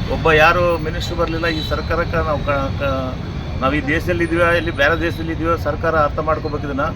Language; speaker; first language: Kannada; native; Kannada